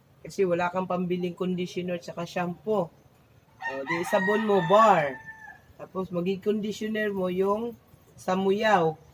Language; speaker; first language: Filipino; native; Filipino